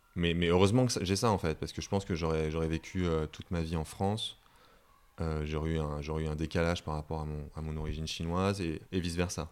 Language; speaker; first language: French; native; French